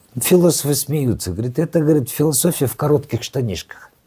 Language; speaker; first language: Russian; non-native, local second language; Kazakh